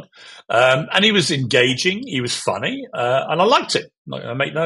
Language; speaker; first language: English; native; English